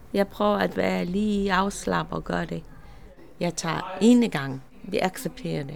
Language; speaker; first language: Danish; non-native, learner; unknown